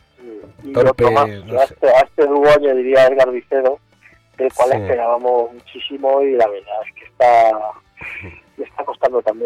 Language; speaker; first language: Spanish; native; Spanish